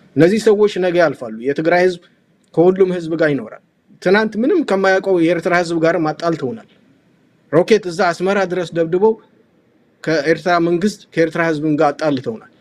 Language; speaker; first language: Amharic; non-native, local second language; Tigrinya